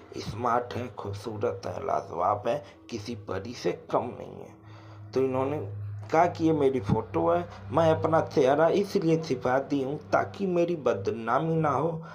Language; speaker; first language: Hindi; native; Hindi